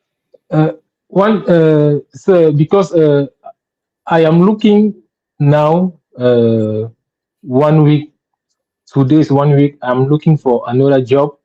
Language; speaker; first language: English; non-native, learner; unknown